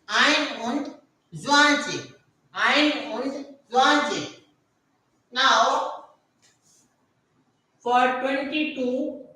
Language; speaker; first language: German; non-native, learner; Hindi